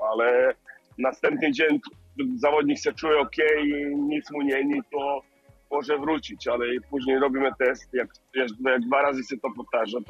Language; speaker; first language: Polish; non-native, learner; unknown